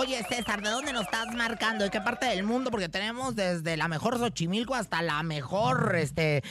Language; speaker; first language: Spanish; native; Spanish